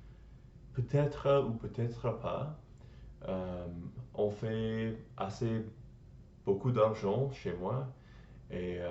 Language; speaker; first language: French; non-native, learner; English